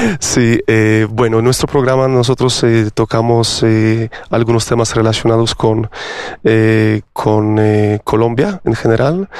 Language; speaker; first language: Spanish; non-native, fluent; Polish